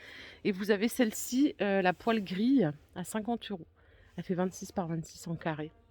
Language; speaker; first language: French; native; French